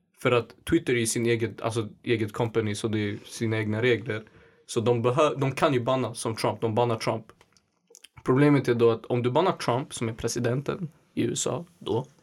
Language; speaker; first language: Swedish; early bilingual, other home language; Indonesian